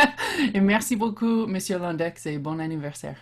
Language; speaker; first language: French; non-native, learner; English